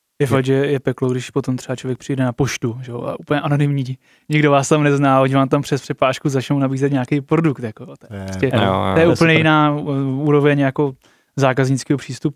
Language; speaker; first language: Czech; native; Czech